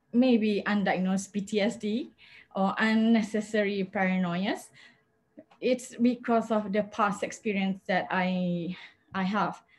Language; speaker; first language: English; non-native, local second language; Malay